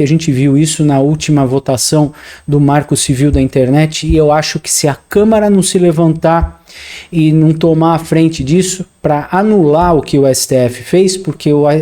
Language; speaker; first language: Portuguese; native; Portuguese